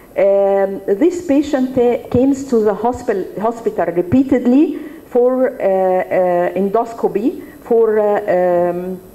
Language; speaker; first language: English; non-native, fluent; Arabic